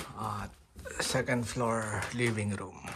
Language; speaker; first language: English; non-native, local second language; Filipino